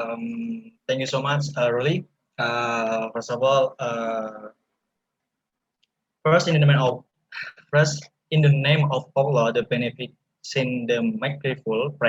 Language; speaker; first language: English; non-native, learner; Indonesian